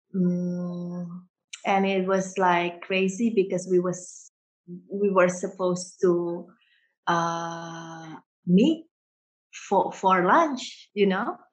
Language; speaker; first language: English; early bilingual, heritage; Indonesian